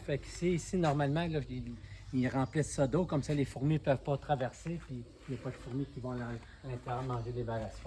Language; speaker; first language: French; native; French